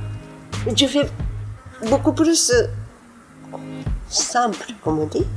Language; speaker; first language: French; non-native, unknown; Japanese